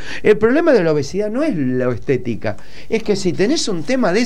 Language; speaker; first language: Spanish; native; Spanish